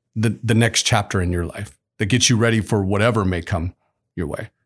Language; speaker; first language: English; native; English